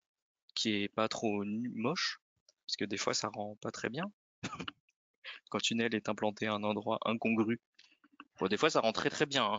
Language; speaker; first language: French; native; French